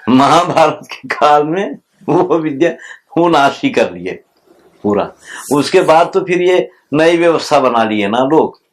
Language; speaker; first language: Hindi; non-native, local second language; Telugu